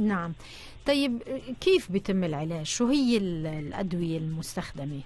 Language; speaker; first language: Arabic; native; Arabic